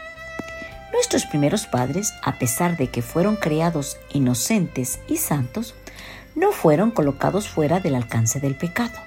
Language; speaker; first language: Spanish; native; Spanish